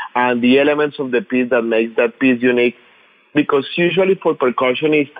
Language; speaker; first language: English; non-native, fluent; Spanish